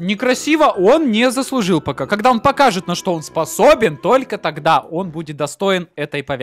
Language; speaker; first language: Russian; native; Russian